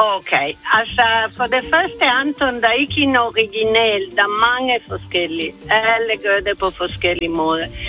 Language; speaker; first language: Danish; non-native, fluent; Italian